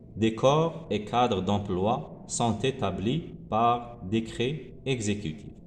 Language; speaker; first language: French; non-native, local second language; Arabic